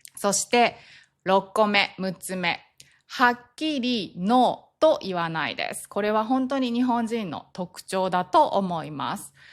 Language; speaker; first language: Japanese; native; Japanese